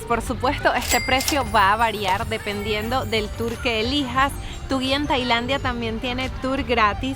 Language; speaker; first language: Spanish; native; Spanish